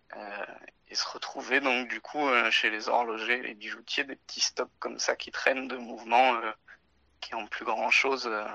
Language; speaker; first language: French; native; French